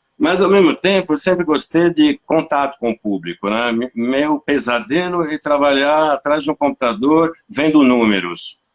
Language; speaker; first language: Portuguese; non-native, fluent; French